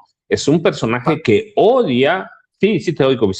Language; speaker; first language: Spanish; native; Spanish